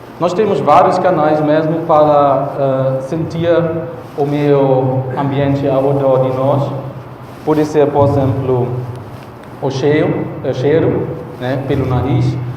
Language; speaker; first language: Portuguese; non-native, fluent; German